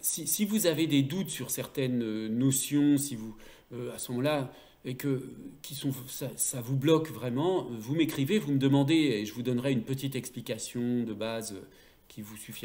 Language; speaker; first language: French; native; French